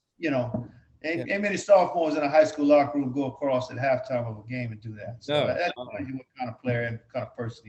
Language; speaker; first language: English; native; English